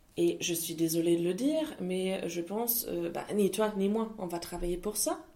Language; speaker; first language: French; non-native, fluent; German